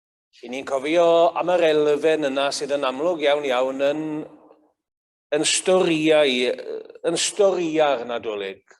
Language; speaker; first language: Welsh; native; Welsh